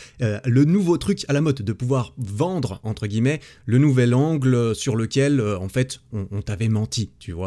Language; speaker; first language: French; native; French